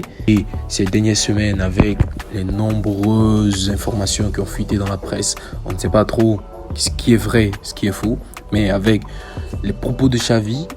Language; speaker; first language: French; native; French